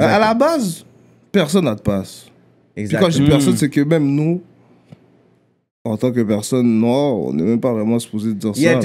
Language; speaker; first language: French; native; French